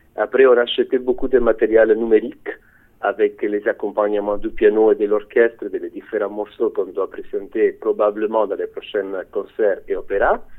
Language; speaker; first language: French; non-native, fluent; Italian